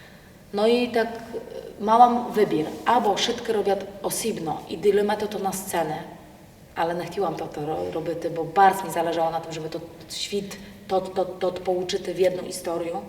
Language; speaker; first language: Polish; non-native, local second language; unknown